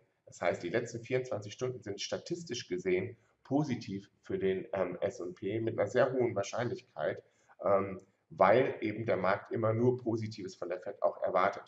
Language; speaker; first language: German; native; German